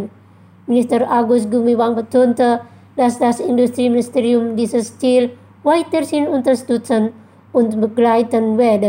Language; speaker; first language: German; non-native, fluent; Indonesian